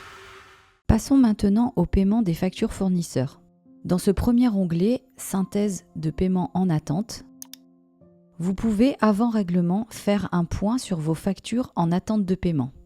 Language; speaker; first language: French; native; French